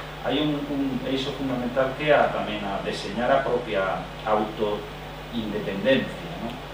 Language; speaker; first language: Galician; non-native, fluent; Spanish